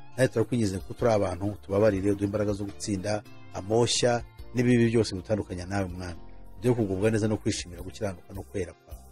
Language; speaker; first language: Kinyarwanda; native; Kinyarwanda